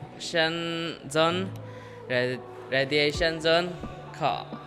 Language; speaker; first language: English; non-native, local second language; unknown